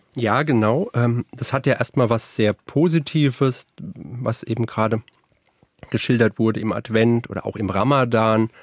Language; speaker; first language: German; native; German